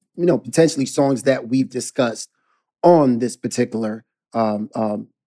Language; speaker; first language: English; non-native, local second language; Akan